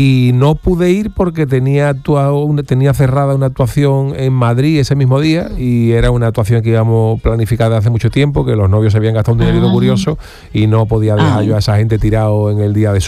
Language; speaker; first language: Spanish; native; Spanish